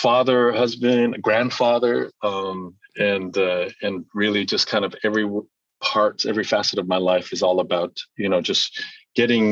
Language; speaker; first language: English; early bilingual, other home language; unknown